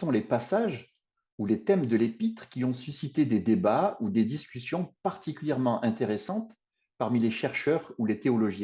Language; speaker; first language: French; native; French